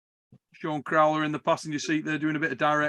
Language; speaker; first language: English; native; English